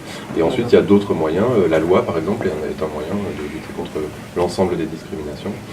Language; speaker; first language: French; native; French